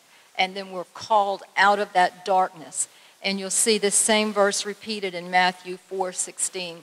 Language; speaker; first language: English; native; English